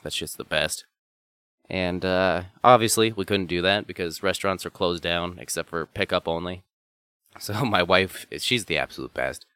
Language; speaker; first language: English; native; English